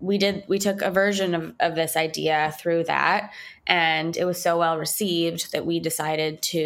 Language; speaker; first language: English; native; English